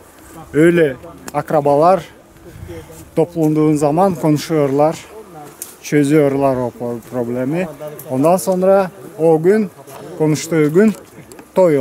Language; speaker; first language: Turkish; non-native, learner; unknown